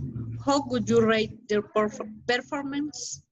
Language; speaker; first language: English; non-native, learner; Spanish